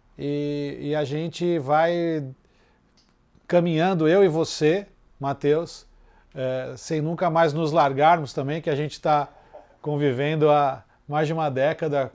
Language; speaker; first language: Portuguese; native; Portuguese